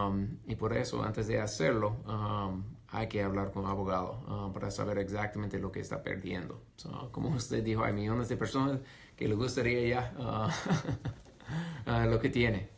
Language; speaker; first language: Spanish; non-native, fluent; English